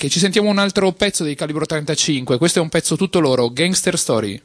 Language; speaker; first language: Italian; native; Italian